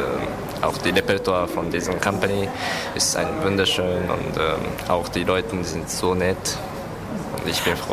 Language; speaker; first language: German; non-native, learner; Japanese